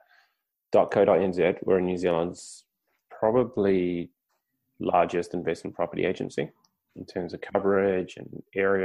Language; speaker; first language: English; native; English